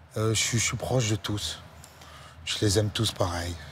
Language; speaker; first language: French; native; French